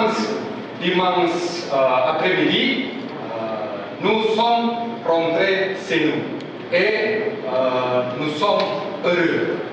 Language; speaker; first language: French; non-native, learner; Indonesian